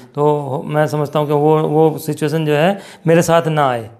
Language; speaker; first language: Hindi; native; Hindi